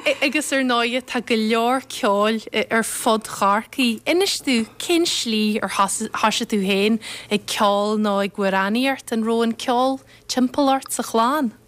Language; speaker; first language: Irish; native; Irish